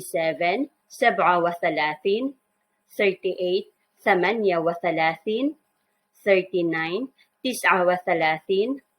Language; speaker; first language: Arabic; non-native, learner; Filipino